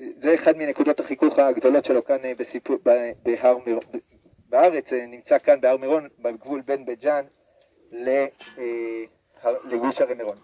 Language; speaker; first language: Hebrew; native; Hebrew